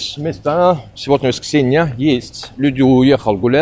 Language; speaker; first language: Russian; non-native, learner; Turkish